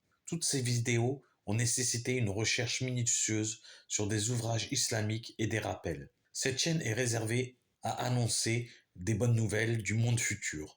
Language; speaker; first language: French; native; French